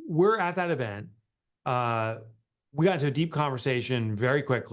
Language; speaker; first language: English; native; English